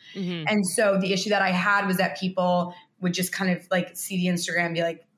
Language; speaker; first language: English; early bilingual, other home language; Spanish